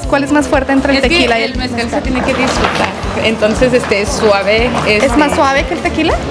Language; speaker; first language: Spanish; native; Spanish